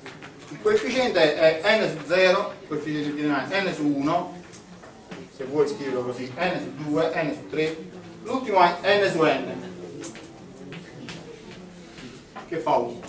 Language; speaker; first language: Italian; native; Italian